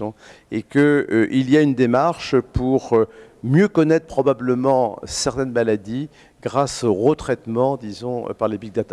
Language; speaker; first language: French; native; French